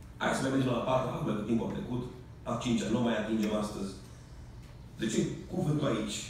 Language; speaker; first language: Romanian; native; Romanian